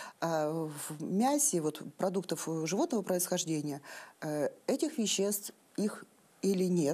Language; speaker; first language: Russian; native; Russian